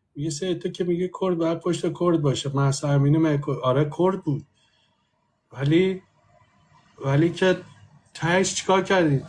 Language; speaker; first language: Persian; native; Persian